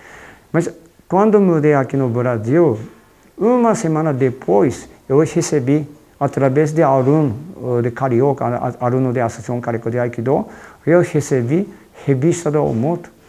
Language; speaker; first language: Portuguese; non-native, fluent; Japanese